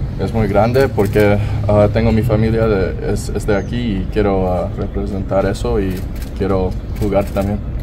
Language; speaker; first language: Spanish; early bilingual, other home language; English